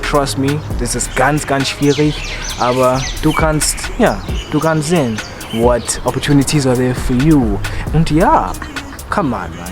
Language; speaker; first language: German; non-native, learner; Zulu